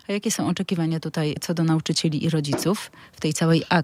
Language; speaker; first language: Polish; native; Polish